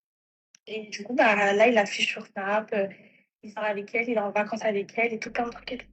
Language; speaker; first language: French; native; French